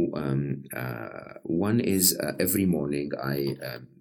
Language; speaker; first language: English; non-native, fluent; Arabic